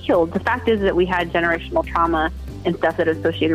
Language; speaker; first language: English; native; English